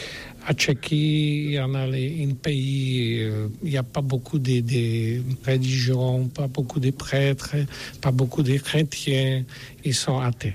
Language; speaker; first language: French; non-native, learner; Polish